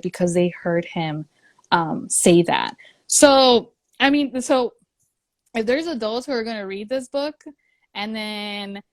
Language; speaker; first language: English; early bilingual, other home language; Spanish